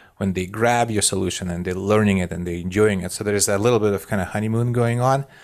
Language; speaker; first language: English; non-native, fluent; Russian